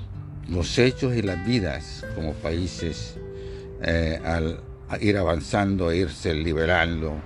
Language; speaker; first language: Spanish; native; Spanish